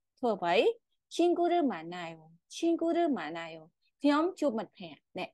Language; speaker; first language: Korean; non-native, fluent; Khmer